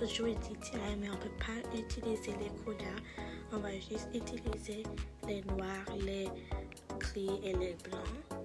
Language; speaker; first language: French; non-native, learner; English